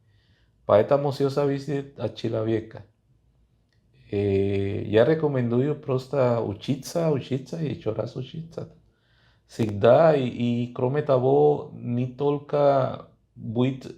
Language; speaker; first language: Russian; non-native, fluent; Spanish